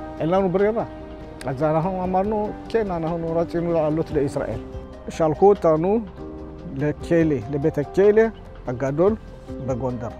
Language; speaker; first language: Hebrew; non-native, learner; Amharic